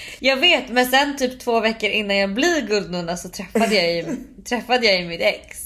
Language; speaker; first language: Swedish; native; Swedish